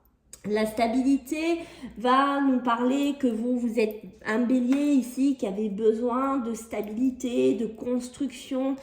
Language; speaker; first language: French; native; French